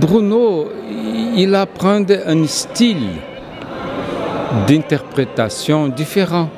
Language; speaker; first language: French; non-native, fluent; Portuguese